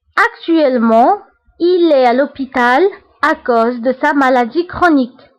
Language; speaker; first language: French; non-native, local second language; Arabic